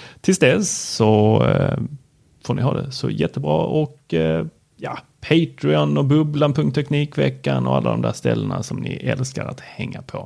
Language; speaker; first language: Swedish; native; Swedish